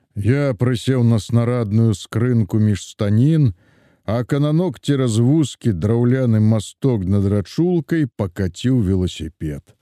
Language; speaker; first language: Belarusian; native; Belarusian